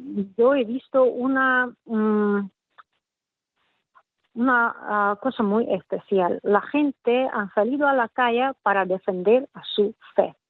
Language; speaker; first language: Spanish; non-native, fluent; Russian